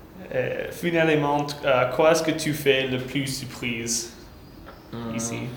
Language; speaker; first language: French; non-native, learner; English